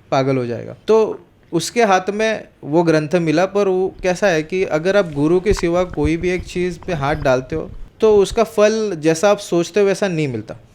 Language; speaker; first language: Hindi; non-native, local second language; Marathi